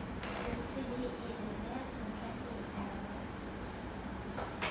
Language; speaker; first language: French; non-native, learner; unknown